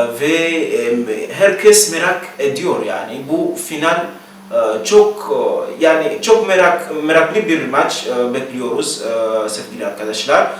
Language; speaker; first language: Turkish; non-native, learner; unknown